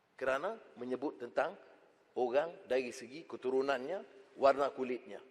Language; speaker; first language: Malay; native; Malay